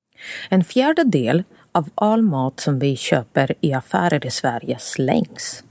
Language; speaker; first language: Swedish; non-native, fluent; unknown